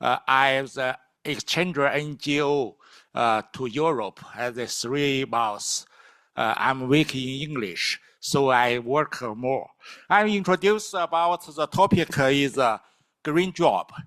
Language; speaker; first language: English; non-native, learner; Chinese